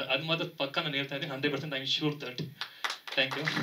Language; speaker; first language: Kannada; non-native, local second language; Telugu